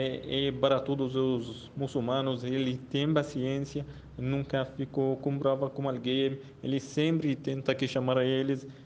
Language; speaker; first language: Portuguese; non-native, fluent; Arabic